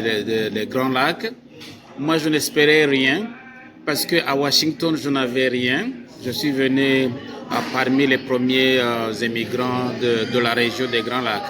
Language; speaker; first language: French; non-native, local second language; Kinyarwanda